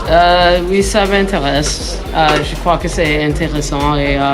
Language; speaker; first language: French; non-native, learner; English